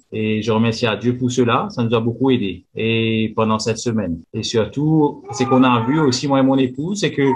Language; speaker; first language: French; non-native, local second language; Morisyen